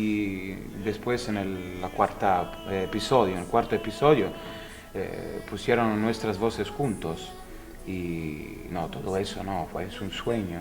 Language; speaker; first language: Spanish; non-native, learner; Italian